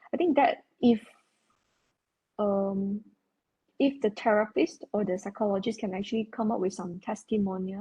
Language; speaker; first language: English; non-native, local second language; Chinese